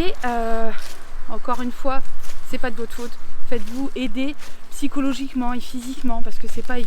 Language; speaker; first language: French; native; French